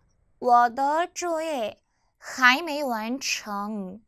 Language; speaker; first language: Chinese; non-native, fluent; Korean